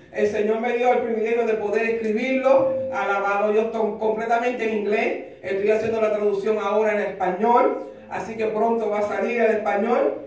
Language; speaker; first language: Spanish; early bilingual, heritage; Spanish